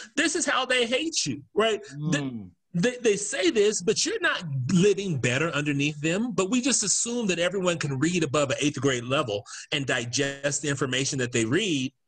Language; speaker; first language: English; native; English